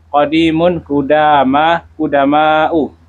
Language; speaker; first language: Arabic; non-native, learner; Indonesian